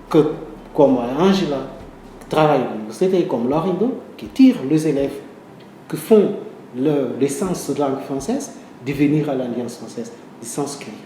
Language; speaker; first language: French; non-native, learner; Portuguese